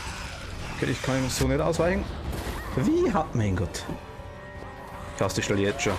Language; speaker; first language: German; native; German